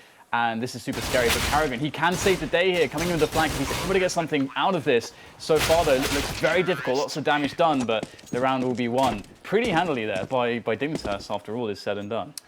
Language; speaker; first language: English; native; English